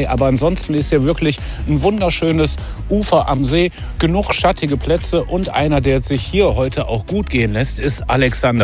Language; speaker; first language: German; native; German